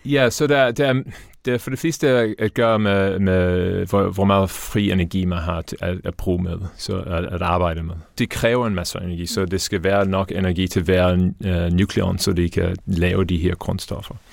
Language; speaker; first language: Danish; non-native, fluent; English